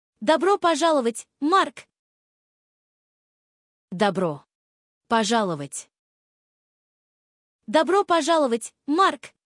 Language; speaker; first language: Russian; non-native, learner; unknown